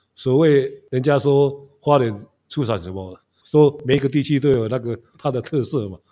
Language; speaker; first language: Chinese; native; Chinese